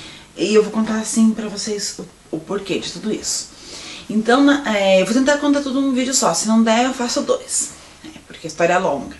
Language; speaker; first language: Portuguese; native; Portuguese